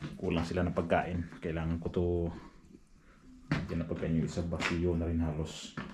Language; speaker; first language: Filipino; native; Filipino